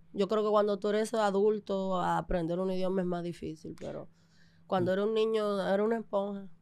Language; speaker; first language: Spanish; early bilingual, other home language; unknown